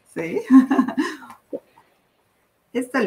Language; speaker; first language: Spanish; non-native, learner; Italian